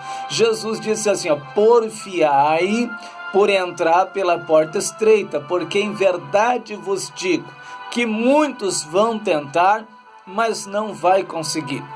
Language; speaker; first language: Portuguese; native; Portuguese